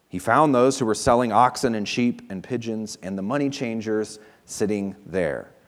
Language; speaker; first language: English; native; English